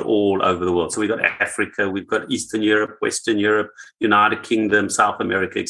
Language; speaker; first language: English; native; English